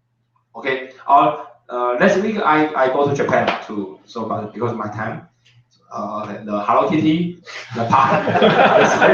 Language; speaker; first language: English; non-native, learner; Chinese